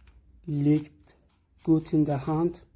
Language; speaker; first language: German; non-native, learner; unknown